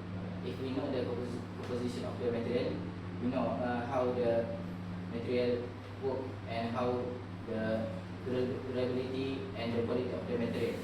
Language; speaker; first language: English; non-native, learner; Malay